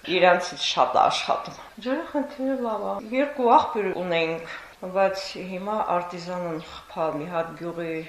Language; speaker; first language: Armenian; native; Armenian